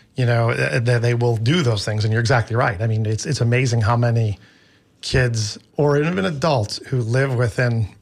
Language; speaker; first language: English; native; English